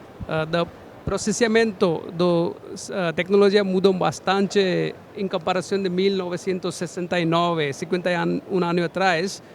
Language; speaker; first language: Portuguese; non-native, learner; Hindi